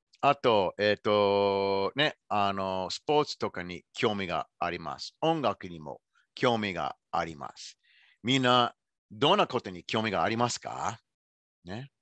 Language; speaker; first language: Japanese; non-native, fluent; English